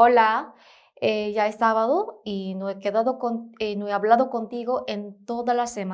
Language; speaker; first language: Spanish; non-native, fluent; Korean